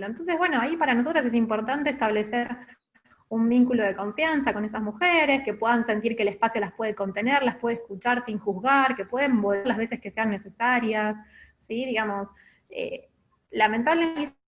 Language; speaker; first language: Spanish; native; Spanish